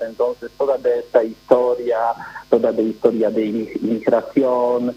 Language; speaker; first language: Spanish; non-native, learner; Polish